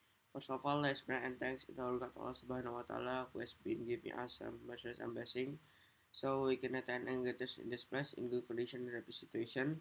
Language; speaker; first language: English; non-native, learner; Indonesian